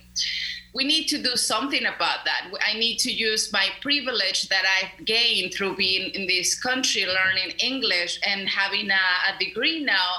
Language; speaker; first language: English; non-native, fluent; Spanish